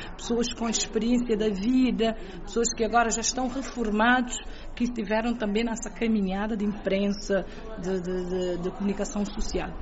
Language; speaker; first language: Portuguese; non-native, local second language; Kabuverdianu